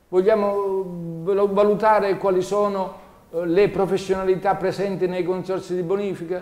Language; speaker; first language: Italian; native; Italian